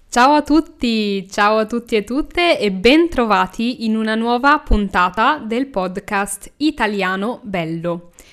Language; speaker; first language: Italian; native; Italian